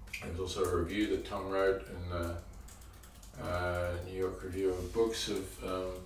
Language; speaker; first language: English; native; English